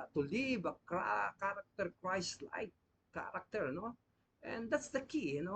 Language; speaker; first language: English; non-native, local second language; Filipino